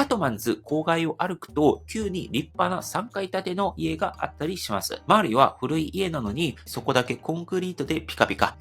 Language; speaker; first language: Japanese; non-native, fluent; Korean